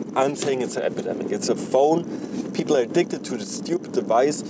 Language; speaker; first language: English; non-native, fluent; German